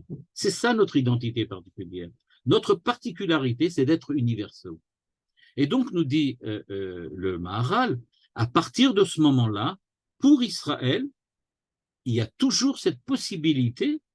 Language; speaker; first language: French; native; French